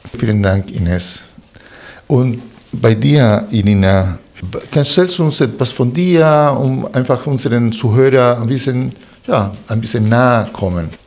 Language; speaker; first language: German; non-native, fluent; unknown